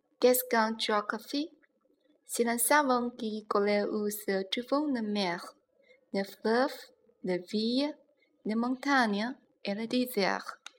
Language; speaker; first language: French; non-native, learner; Chinese